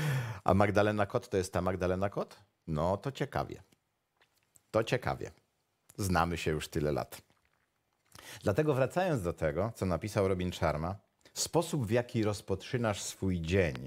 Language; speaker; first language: Polish; native; Polish